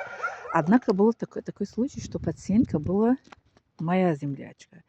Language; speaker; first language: Russian; non-native, local second language; Tajik